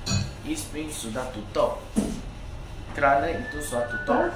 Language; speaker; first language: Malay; non-native, local second language; Chinese